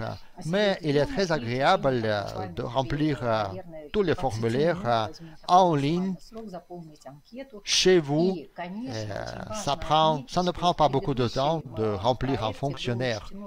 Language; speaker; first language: French; non-native, fluent; Russian